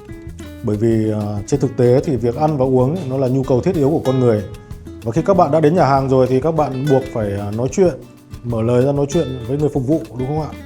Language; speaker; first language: Vietnamese; native; Vietnamese